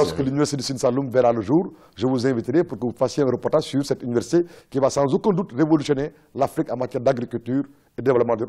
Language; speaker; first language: French; non-native, local second language; Wolof